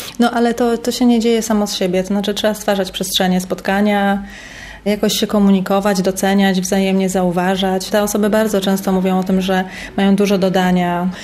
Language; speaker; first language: Polish; native; Polish